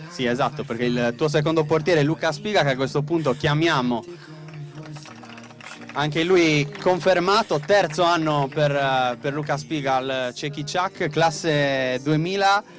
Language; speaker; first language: Italian; native; Italian